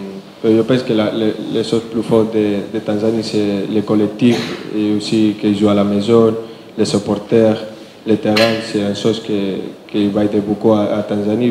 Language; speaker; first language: French; non-native, learner; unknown